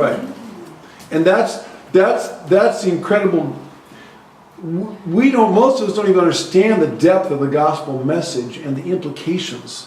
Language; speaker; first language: English; native; English